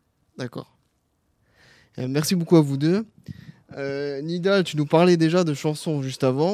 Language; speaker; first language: French; native; French